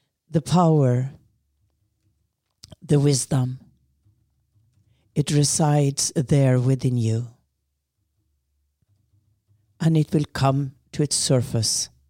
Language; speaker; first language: English; non-native, fluent; Norwegian